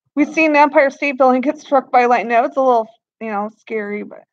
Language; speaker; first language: English; native; English